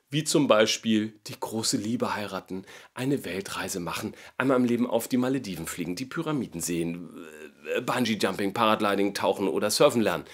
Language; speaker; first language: German; native; German